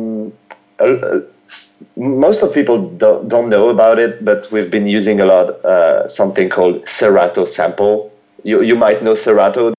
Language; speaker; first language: English; non-native, fluent; French